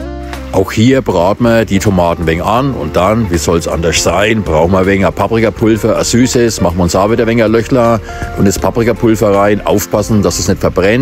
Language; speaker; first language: German; native; German